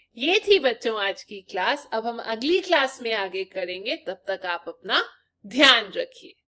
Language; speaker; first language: Hindi; native; Hindi